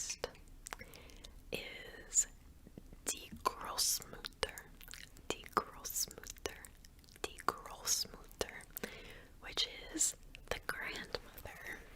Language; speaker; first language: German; non-native, learner; English